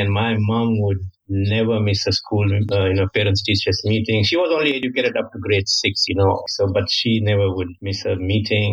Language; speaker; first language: English; non-native, local second language; Tamil